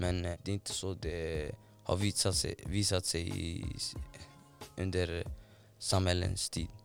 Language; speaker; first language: Swedish; non-native, fluent; Somali